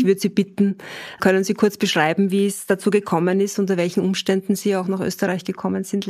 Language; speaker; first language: German; native; German